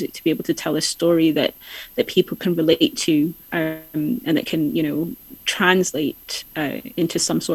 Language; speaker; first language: English; native; English